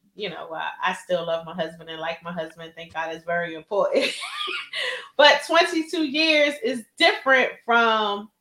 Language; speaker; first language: English; native; English